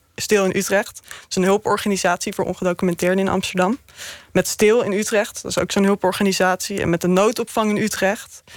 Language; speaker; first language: Dutch; native; Dutch